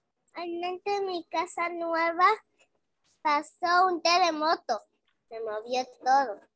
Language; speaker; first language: Spanish; native; Spanish